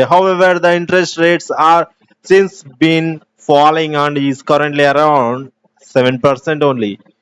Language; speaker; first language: English; non-native, local second language; Telugu